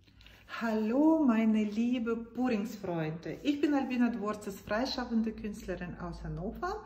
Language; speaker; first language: German; non-native, fluent; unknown